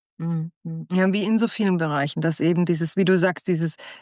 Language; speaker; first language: German; native; German